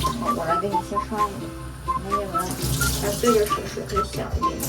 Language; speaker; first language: Chinese; native; Chinese